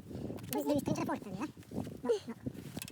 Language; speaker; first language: Italian; native; Italian